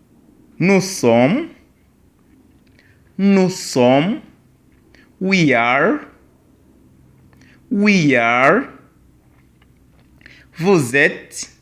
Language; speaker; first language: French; non-native, local second language; Kinyarwanda